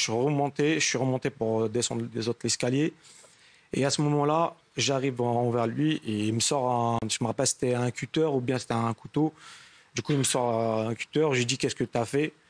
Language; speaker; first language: French; non-native, local second language; Arabic